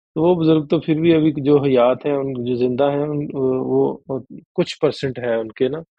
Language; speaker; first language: Urdu; non-native, local second language; Punjabi